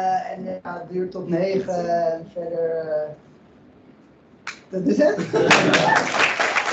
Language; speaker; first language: Dutch; native; Dutch